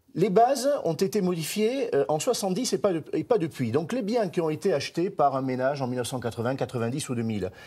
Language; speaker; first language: French; native; French